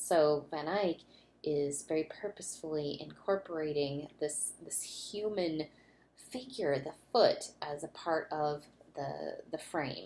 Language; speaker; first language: English; native; English